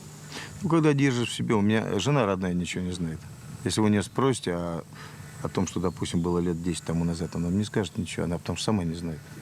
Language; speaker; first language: Russian; native; Russian